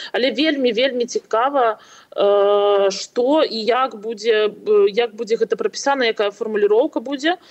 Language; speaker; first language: Belarusian; non-native, local second language; Russian